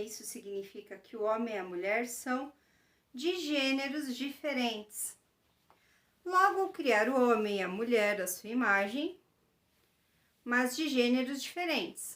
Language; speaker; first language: Portuguese; native; Portuguese